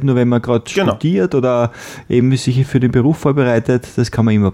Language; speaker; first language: German; native; German